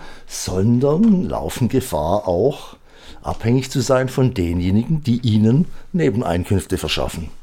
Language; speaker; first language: German; native; German